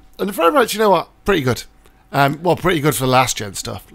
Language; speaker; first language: English; native; English